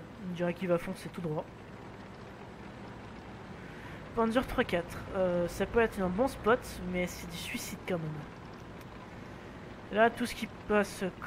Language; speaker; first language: French; native; French